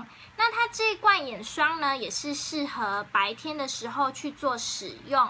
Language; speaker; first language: Chinese; native; Chinese